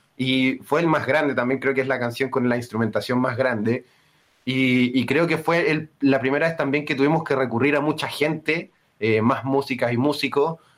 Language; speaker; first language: Spanish; native; Spanish